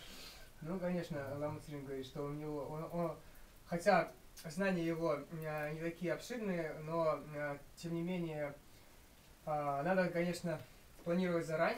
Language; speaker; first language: Russian; native; Russian